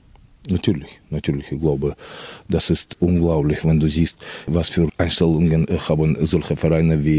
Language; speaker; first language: German; non-native, fluent; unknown